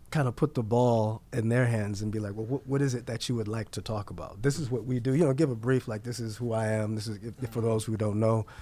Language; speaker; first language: English; native; English